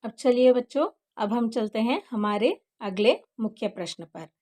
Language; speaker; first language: Hindi; non-native, local second language; Kannada